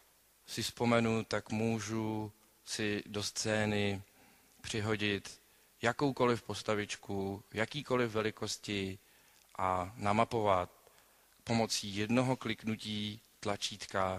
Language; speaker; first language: Czech; native; Czech